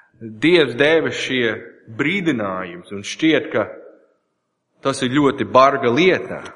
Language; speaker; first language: Latvian; non-native, learner; English